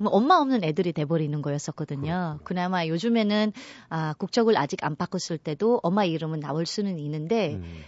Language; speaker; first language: Korean; non-native, fluent; Filipino